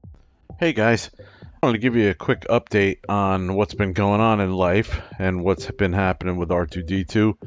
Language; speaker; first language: English; native; English